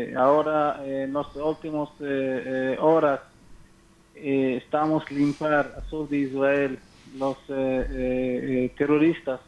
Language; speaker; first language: Spanish; non-native, learner; Hebrew